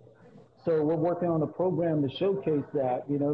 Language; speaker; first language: English; native; English